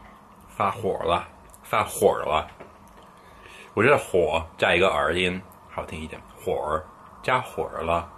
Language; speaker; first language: Chinese; non-native, fluent; English